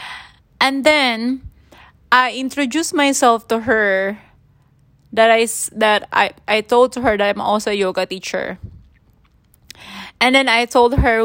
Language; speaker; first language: English; non-native, local second language; Filipino